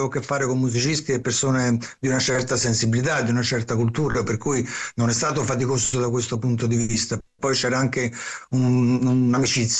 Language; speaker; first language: Italian; native; Italian